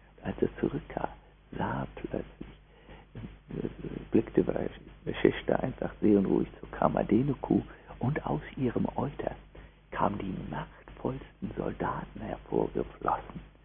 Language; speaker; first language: German; native; German